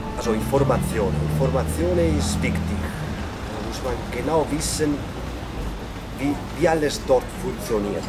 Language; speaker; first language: German; non-native, learner; Italian